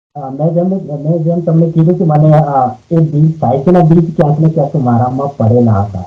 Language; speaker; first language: Gujarati; non-native, local second language; Sindhi